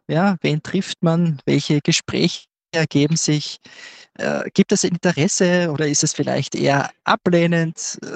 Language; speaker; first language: German; native; German